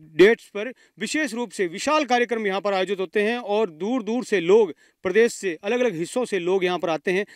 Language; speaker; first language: Hindi; native; Hindi